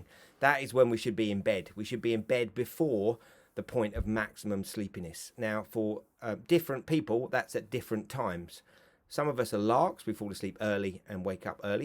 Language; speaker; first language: English; native; English